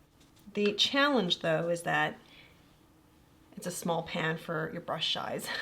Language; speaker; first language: English; native; English